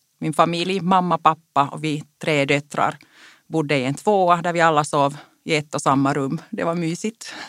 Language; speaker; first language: Swedish; non-native, local second language; Finnish